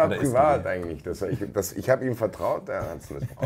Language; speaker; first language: German; native; German